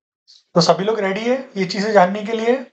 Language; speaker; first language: Hindi; native; Hindi